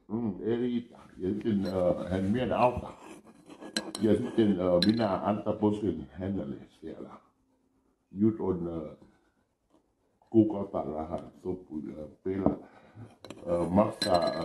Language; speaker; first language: Finnish; non-native, learner; Thai